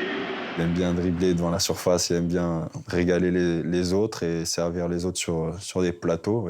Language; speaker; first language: French; native; French